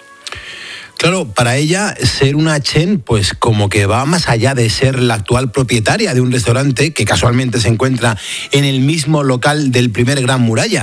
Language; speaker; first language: Spanish; native; Spanish